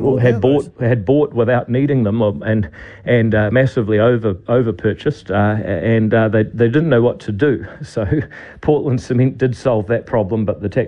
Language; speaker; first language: English; native; English